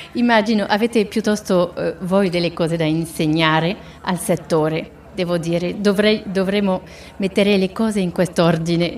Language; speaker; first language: Italian; non-native, fluent; French